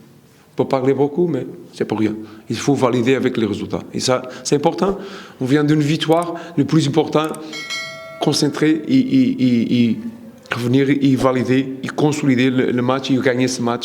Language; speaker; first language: French; non-native, learner; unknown